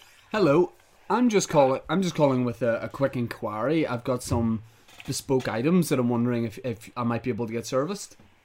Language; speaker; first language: English; native; English